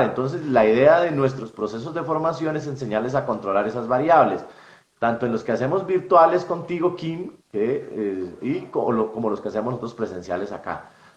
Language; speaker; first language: Spanish; native; Spanish